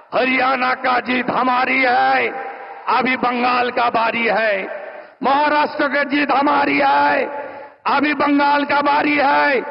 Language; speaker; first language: Hindi; non-native, local second language; Bangla